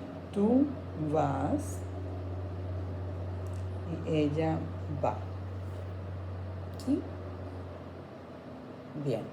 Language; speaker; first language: Spanish; non-native, fluent; English